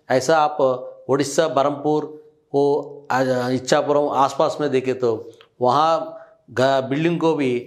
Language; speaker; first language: Hindi; non-native, local second language; Telugu